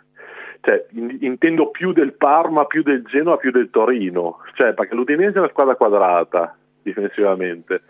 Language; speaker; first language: Italian; native; Italian